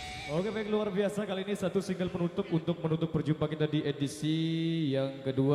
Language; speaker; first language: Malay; non-native, local second language; Sasak